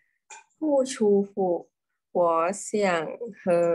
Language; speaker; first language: Chinese; non-native, learner; Thai